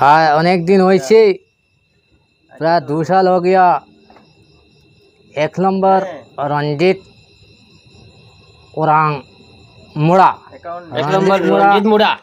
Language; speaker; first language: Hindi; non-native, local second language; Bangla